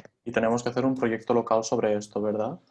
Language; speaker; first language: Spanish; native; Spanish